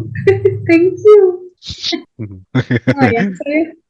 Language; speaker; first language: English; non-native, learner; Indonesian